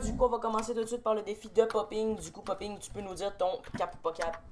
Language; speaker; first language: French; native; French